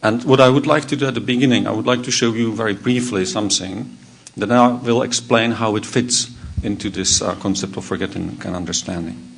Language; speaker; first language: English; non-native, fluent; Czech